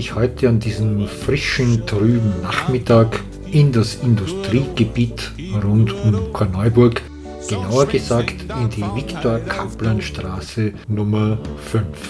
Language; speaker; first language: German; native; German